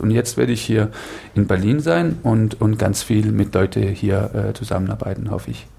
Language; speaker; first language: German; non-native, learner; Danish